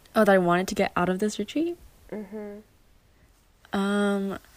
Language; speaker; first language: English; native; English